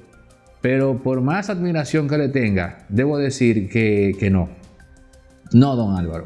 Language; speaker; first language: Spanish; native; Spanish